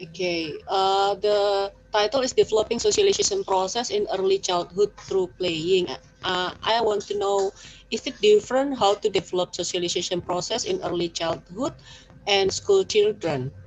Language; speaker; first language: English; non-native, fluent; Indonesian